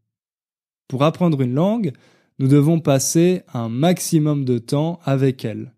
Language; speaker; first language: French; native; French